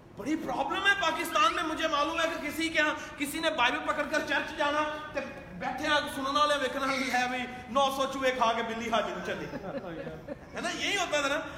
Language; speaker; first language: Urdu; non-native, local second language; Punjabi